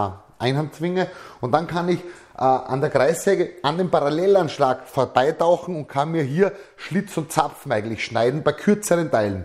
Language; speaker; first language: German; native; German